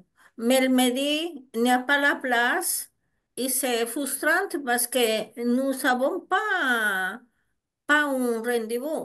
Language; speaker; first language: French; non-native, learner; Spanish